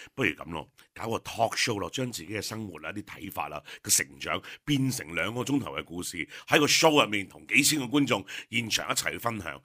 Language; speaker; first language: Cantonese; native; Cantonese